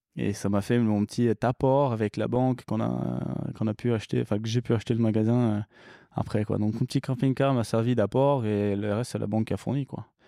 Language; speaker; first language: French; early bilingual, other home language; English